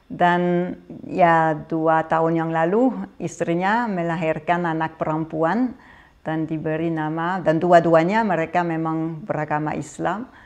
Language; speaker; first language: Indonesian; non-native, fluent; French